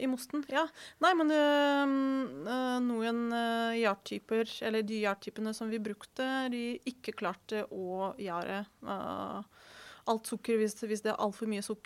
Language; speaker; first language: Norwegian; non-native, fluent; Ukrainian